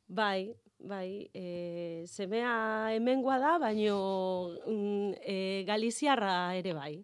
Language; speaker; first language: Basque; non-native, learner; Galician